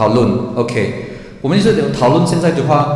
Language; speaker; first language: Chinese; non-native, learner; English